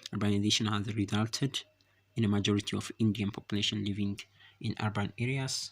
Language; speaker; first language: English; non-native, local second language; Amharic